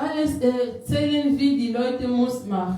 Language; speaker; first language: German; non-native, learner; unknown